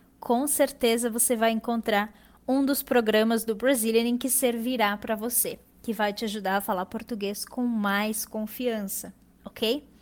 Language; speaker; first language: Portuguese; native; Portuguese